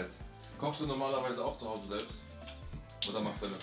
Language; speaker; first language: German; native; German